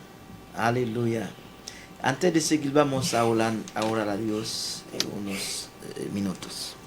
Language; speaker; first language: Spanish; non-native, fluent; Haitian Creole